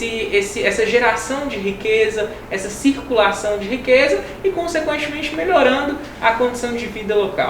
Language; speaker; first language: Portuguese; native; Portuguese